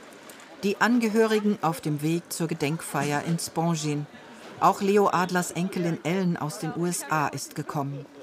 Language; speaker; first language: German; native; German